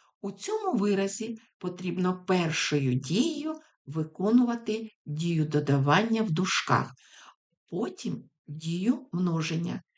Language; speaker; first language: Ukrainian; native; Ukrainian